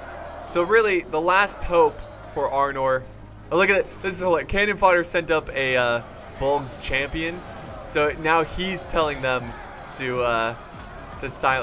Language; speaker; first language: English; native; English